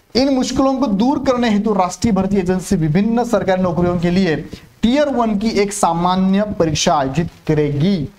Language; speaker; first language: Hindi; non-native, local second language; Marathi